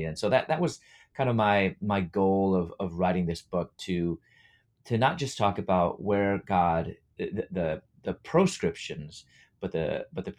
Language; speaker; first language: English; native; English